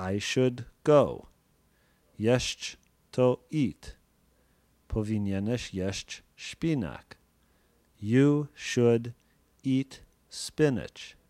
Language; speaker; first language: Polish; non-native, fluent; English